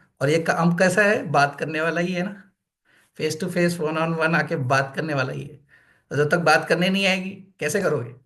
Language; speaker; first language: Hindi; native; Hindi